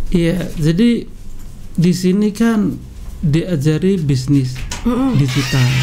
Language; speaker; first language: Indonesian; native; Indonesian